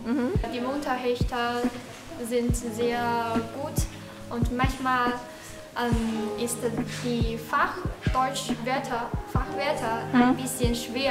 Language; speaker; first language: German; non-native, learner; Chinese